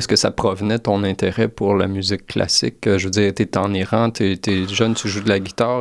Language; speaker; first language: French; native; French